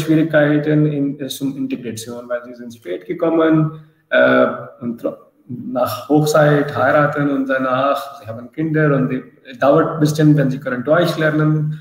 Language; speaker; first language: German; non-native, learner; Urdu